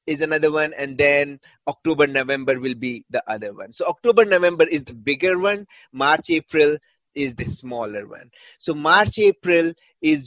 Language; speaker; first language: English; non-native, local second language; Hindi